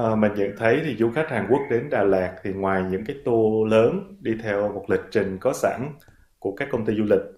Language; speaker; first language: Vietnamese; native; Vietnamese